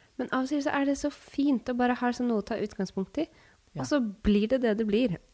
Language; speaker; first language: Norwegian; native; Norwegian